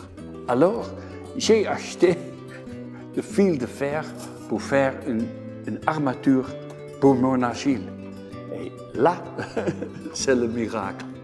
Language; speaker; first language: French; non-native, fluent; Dutch